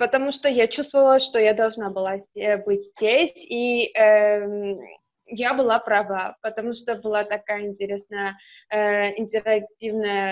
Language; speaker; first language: Russian; non-native, fluent; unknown